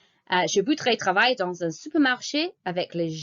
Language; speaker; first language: French; non-native, fluent; English